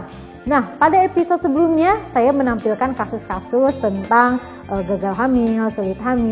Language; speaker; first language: Indonesian; native; Indonesian